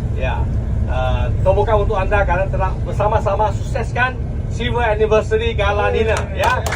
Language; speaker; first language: Malay; non-native, local second language; Chinese